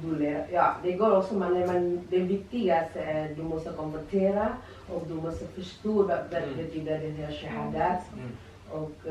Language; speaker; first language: Swedish; non-native, fluent; Indonesian